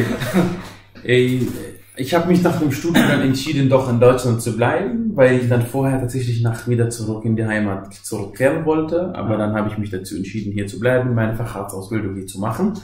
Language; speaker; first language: German; non-native, fluent; Arabic